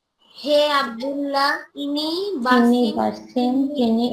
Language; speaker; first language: Arabic; non-native, learner; Bangla